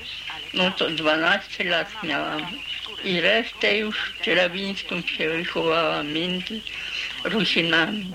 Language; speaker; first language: Polish; early bilingual, heritage; Polish